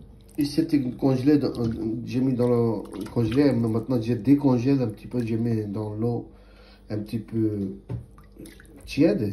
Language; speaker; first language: French; non-native, learner; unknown